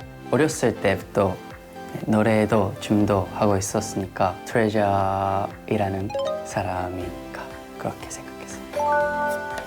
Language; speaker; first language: Korean; non-native, learner; Japanese